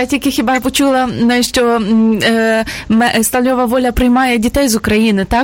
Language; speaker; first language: Ukrainian; native; Ukrainian